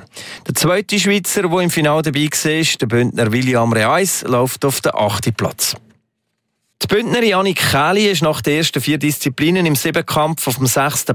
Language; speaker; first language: German; native; German